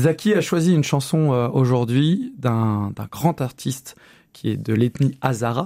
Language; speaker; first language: French; native; French